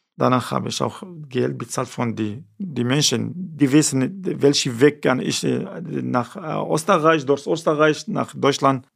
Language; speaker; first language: German; non-native, learner; Kurdish